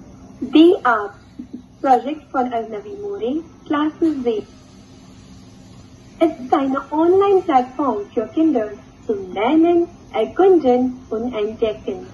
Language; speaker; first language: German; non-native, learner; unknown